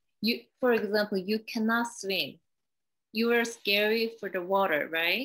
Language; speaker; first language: English; non-native, learner; Korean